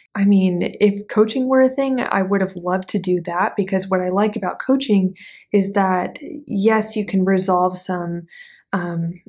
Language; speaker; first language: English; native; English